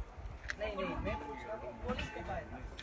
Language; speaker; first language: Hindi; non-native, local second language; Kannada